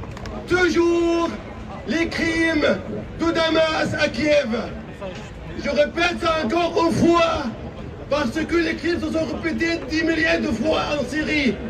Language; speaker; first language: French; non-native, fluent; Arabic